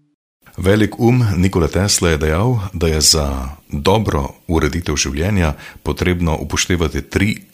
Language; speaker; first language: Slovenian; native; Slovenian